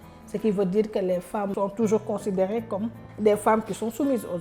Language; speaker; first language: French; non-native, local second language; Wolof